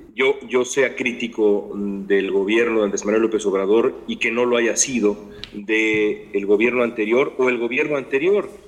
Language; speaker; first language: Spanish; native; Spanish